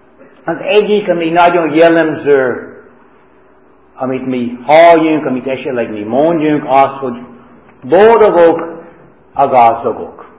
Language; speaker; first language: Hungarian; early bilingual, heritage; Hungarian